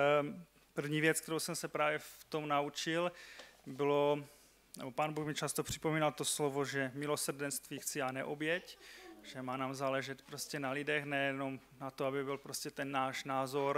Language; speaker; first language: Czech; non-native, local second language; Polish